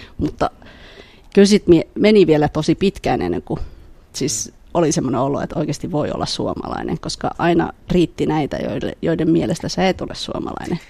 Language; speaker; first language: Finnish; early bilingual, other home language; Khmer